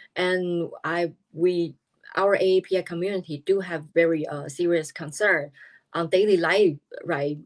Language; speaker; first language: English; non-native, fluent; Chinese